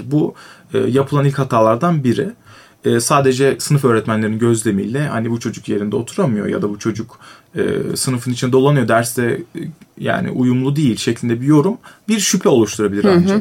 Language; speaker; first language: Turkish; native; Turkish